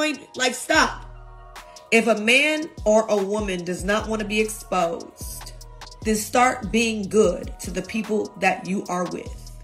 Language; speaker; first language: English; native; English